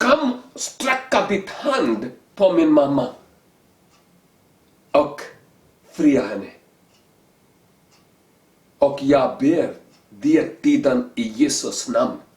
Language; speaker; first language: Swedish; non-native, learner; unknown